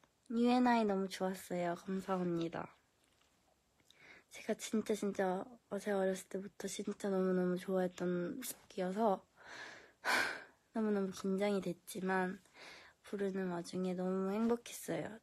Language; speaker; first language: Korean; early bilingual, heritage; Korean